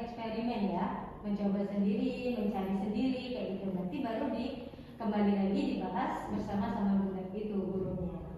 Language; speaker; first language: Indonesian; native; Indonesian